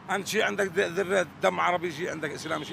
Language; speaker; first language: Arabic; native; Arabic